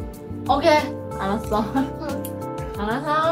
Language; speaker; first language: Korean; non-native, learner; Chinese